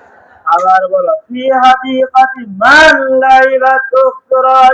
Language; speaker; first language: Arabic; non-native, fluent; Bangla